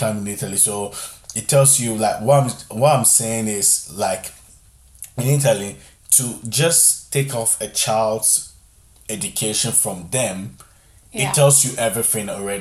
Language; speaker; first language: English; non-native, local second language; Akan